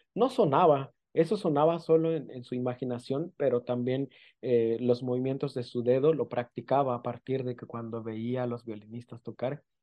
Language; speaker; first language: Spanish; non-native, local second language; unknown